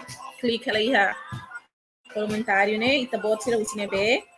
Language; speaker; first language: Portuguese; non-native, local second language; Tetum